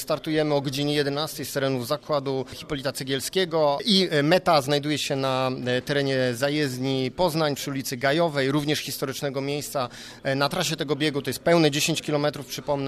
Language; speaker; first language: Polish; native; Polish